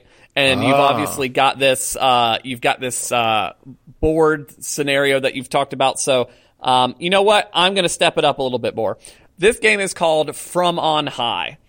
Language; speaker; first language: English; native; English